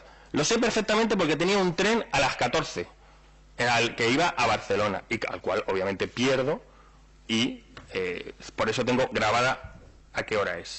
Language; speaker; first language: Spanish; native; Spanish